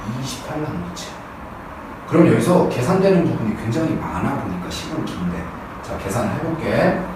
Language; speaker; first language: Korean; native; Korean